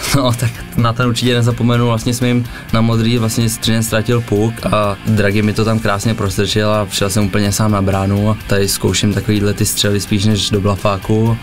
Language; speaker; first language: Czech; native; Czech